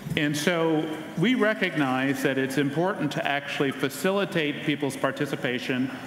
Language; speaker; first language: English; native; English